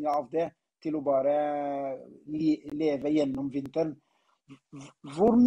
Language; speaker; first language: Norwegian; non-native, learner; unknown